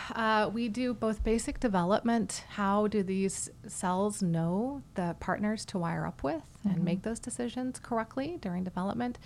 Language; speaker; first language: English; native; English